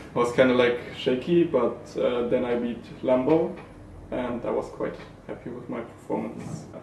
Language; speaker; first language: English; non-native, fluent; German